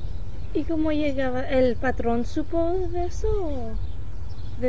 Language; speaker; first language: Spanish; early bilingual, heritage; Spanish